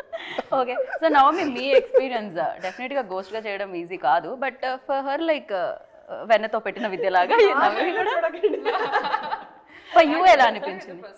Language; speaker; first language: Telugu; native; Telugu